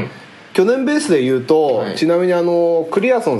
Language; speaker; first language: Japanese; native; Japanese